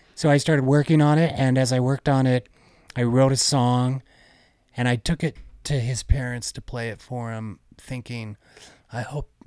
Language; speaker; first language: English; native; English